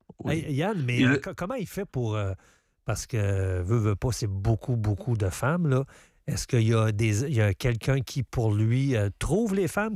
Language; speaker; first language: French; native; French